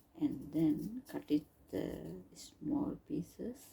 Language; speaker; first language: English; non-native, learner; Sinhala